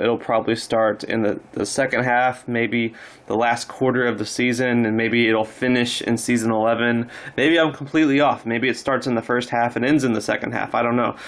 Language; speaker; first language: English; native; English